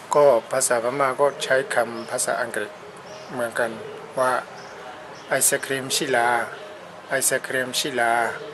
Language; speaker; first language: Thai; non-native, fluent; Burmese